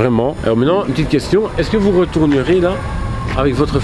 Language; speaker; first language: French; native; French